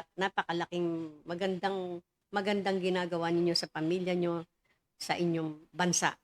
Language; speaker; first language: Filipino; native; Filipino